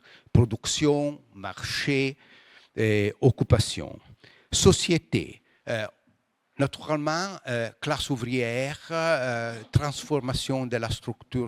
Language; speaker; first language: French; non-native, fluent; Italian